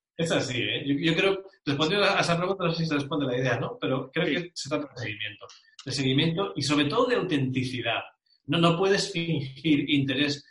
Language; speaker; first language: Spanish; native; Spanish